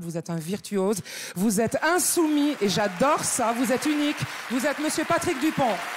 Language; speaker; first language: French; native; French